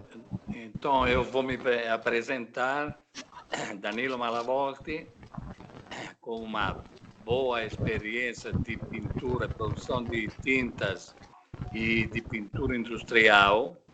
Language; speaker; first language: Portuguese; non-native, fluent; Italian